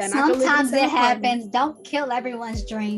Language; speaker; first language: English; native; English